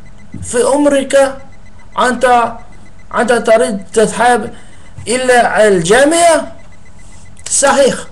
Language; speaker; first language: Arabic; non-native, learner; English